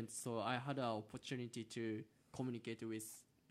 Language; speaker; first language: English; non-native, learner; Japanese